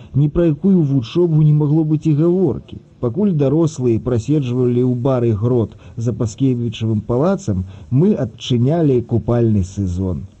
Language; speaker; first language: Belarusian; early bilingual, other home language; Russian